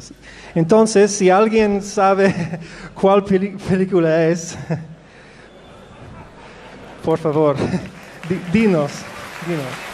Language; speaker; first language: Spanish; non-native, fluent; English